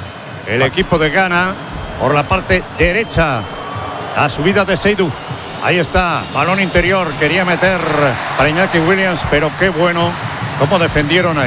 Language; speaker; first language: Spanish; native; Spanish